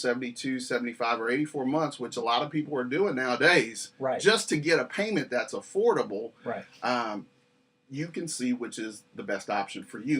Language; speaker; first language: English; native; English